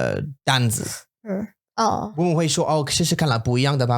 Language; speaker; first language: Chinese; non-native, learner; English